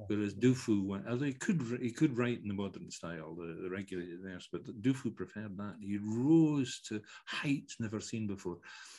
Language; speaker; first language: English; early bilingual, other home language; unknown